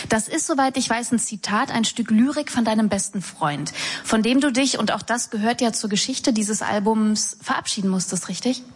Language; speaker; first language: German; native; German